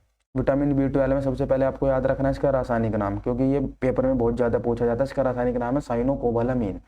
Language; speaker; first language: Hindi; native; Hindi